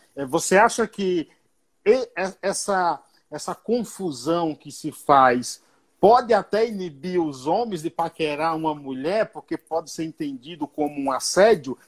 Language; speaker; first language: Portuguese; native; Portuguese